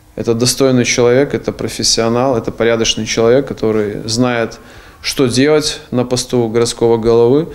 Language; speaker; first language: Russian; native; Russian